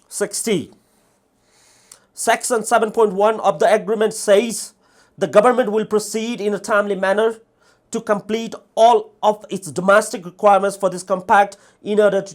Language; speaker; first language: English; non-native, fluent; Nepali